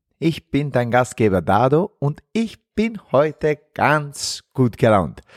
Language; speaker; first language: German; non-native, fluent; Bosnian